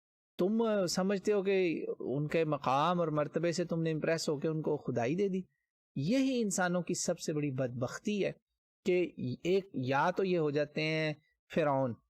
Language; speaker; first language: Urdu; native; Urdu